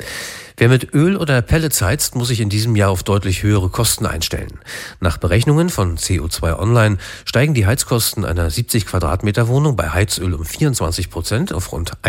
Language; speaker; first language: German; native; German